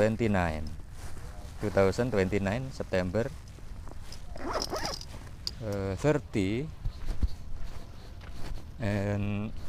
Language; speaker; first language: English; non-native, learner; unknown